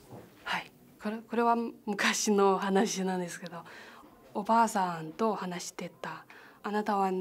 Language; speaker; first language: Japanese; non-native, fluent; Chinese